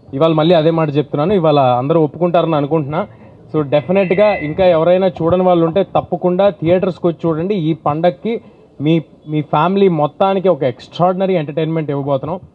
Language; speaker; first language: Telugu; native; Telugu